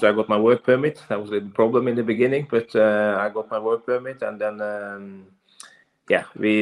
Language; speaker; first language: English; non-native, fluent; Norwegian